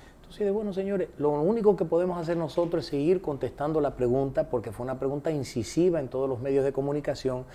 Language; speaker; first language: Spanish; early bilingual, heritage; Spanish